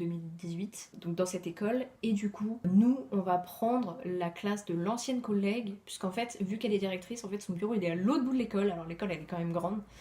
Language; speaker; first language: French; native; French